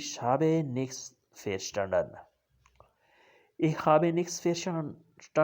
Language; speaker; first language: German; non-native, fluent; Urdu